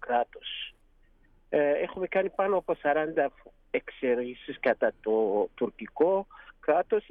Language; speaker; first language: Greek; non-native, fluent; Kurdish